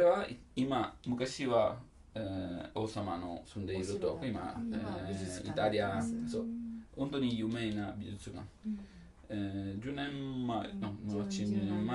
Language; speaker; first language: Japanese; non-native, learner; Italian